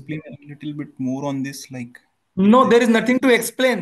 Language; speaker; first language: English; non-native, local second language; Hindi